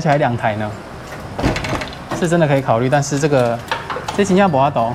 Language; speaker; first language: Chinese; native; Chinese